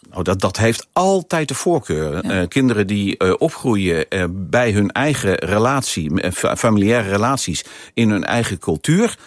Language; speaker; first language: Dutch; native; Dutch